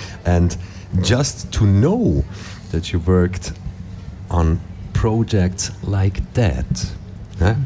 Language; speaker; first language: English; non-native, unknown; German